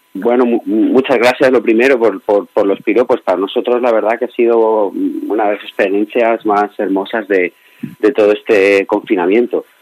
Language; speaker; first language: Spanish; native; Spanish